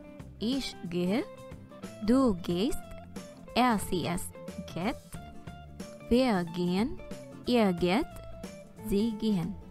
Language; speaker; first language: German; non-native, fluent; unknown